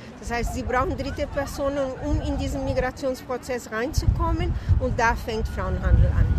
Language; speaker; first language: German; non-native, fluent; Portuguese